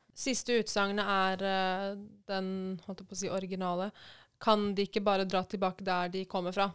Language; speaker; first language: Norwegian; early bilingual, other home language; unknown